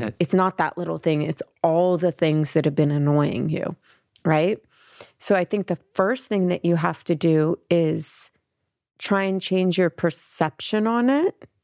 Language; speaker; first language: English; native; English